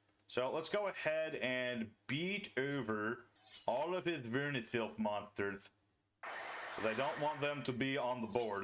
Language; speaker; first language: English; native; English